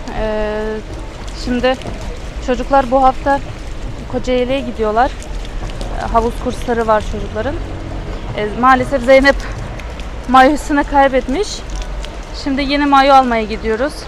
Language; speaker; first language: Turkish; non-native, fluent; Russian